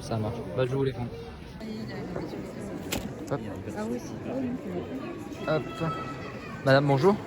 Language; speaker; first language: French; native; French